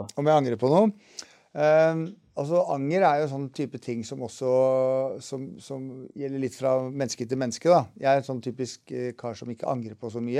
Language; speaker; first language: Norwegian; native; Norwegian